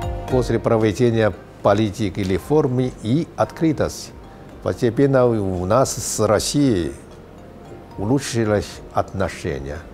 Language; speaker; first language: Russian; non-native, fluent; Chinese